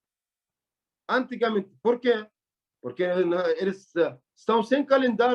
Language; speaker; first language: Portuguese; non-native, learner; Arabic